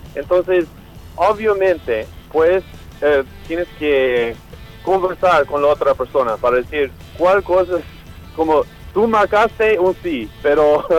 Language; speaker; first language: Spanish; non-native, learner; English